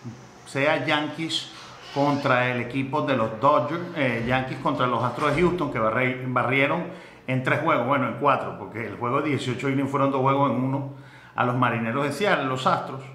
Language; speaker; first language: Spanish; native; Spanish